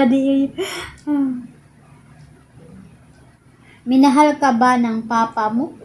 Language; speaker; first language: Filipino; non-native, local second language; Cebuano